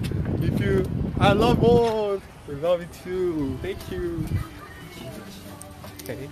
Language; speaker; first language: English; non-native, learner; Korean